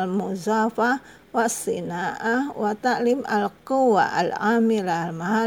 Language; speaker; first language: Arabic; non-native, fluent; Indonesian